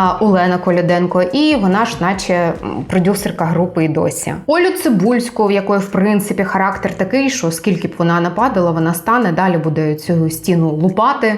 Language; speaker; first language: Ukrainian; native; Ukrainian